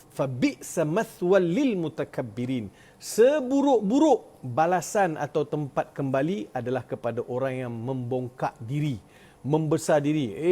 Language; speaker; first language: Malay; non-native, local second language; Tamil